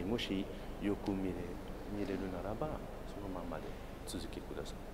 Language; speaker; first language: Japanese; non-native, fluent; French